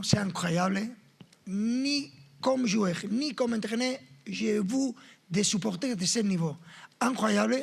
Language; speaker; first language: French; non-native, fluent; Spanish